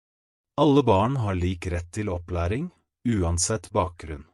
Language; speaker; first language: Norwegian; non-native, fluent; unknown